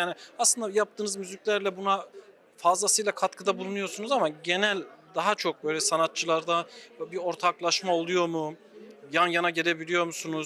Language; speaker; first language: Turkish; native; Turkish